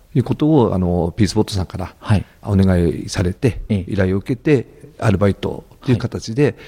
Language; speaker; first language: Japanese; native; Japanese